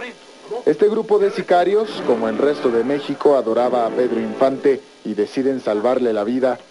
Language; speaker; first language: Spanish; native; Spanish